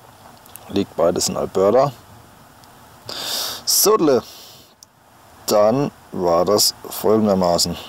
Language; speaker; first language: German; native; German